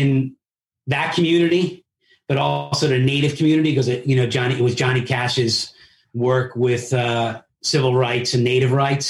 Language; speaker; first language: English; early bilingual, other home language; Italian